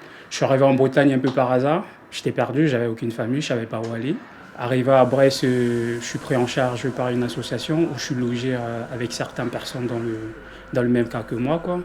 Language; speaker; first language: French; non-native, fluent; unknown